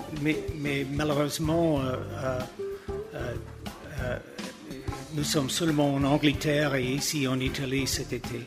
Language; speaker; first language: French; non-native, learner; English